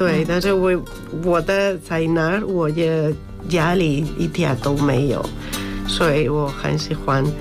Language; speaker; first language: Chinese; non-native, fluent; Spanish